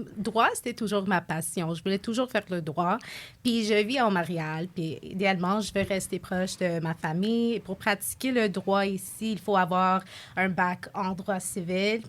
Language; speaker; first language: French; non-native, local second language; English